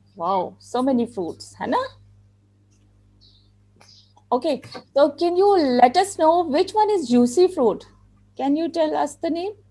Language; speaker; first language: English; non-native, local second language; Urdu